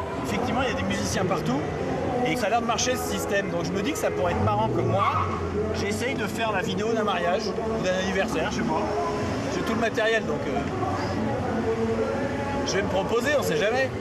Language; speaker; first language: French; native; French